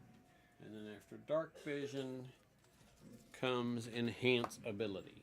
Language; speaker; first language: English; native; English